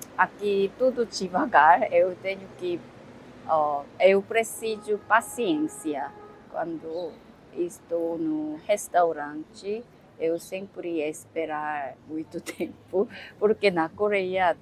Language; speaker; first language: Portuguese; non-native, learner; Korean